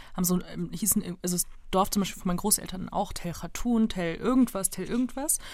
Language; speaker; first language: German; native; German